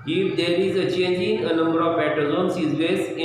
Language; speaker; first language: English; non-native, local second language; Marathi